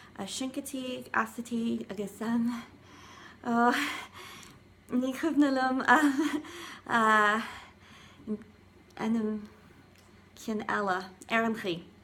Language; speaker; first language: Irish; non-native, learner; English